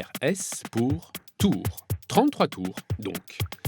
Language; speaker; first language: French; native; French